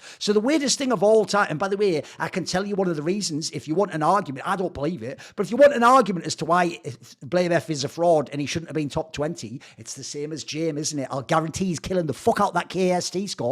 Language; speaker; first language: English; native; English